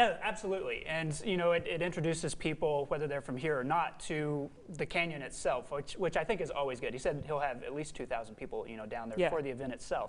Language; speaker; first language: English; native; English